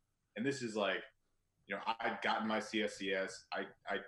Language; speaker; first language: English; native; English